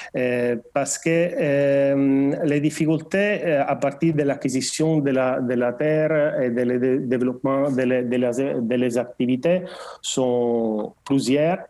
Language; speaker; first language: French; non-native, learner; Portuguese